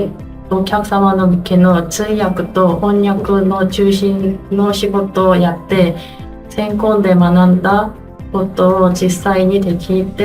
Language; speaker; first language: Japanese; non-native, learner; Korean